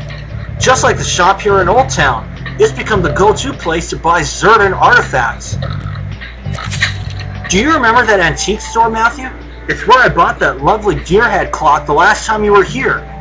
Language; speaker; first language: English; native; English